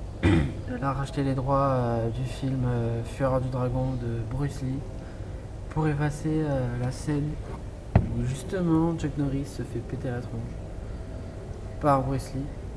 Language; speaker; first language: French; native; French